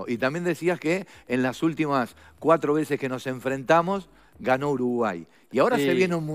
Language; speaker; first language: Spanish; native; Spanish